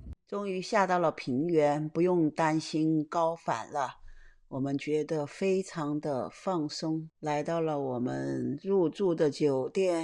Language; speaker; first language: Chinese; native; Chinese